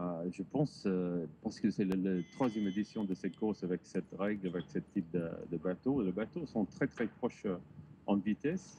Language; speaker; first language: French; non-native, learner; English